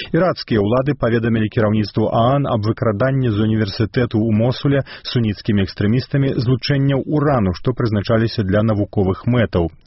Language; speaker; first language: Belarusian; native; Belarusian